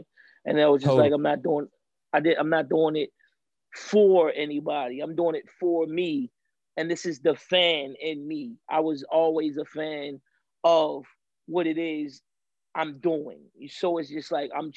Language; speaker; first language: English; native; English